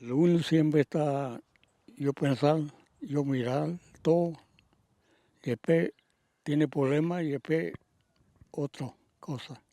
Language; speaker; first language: Spanish; non-native, local second language; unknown